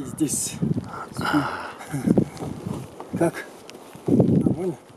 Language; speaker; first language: Russian; non-native, local second language; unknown